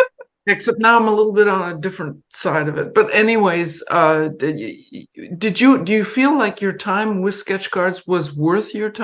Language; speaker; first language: English; non-native, fluent; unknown